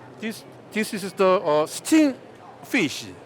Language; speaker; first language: English; non-native, learner; Korean